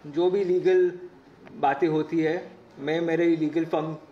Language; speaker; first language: Hindi; non-native, local second language; Marathi